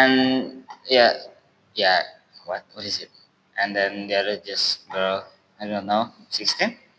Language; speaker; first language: English; non-native, learner; Indonesian